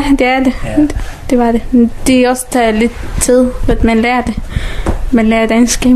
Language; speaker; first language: Danish; non-native, learner; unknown